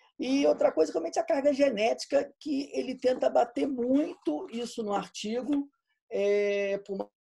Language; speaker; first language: Portuguese; native; Portuguese